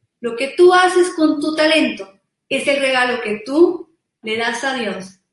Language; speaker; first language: Spanish; early bilingual, heritage; Spanish